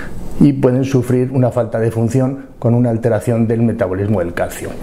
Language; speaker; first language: Spanish; native; Spanish